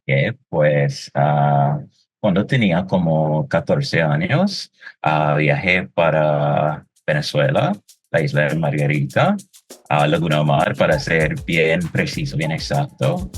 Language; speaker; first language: Spanish; non-native, fluent; English